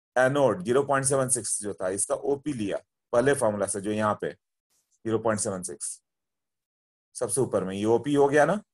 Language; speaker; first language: Hindi; native; Hindi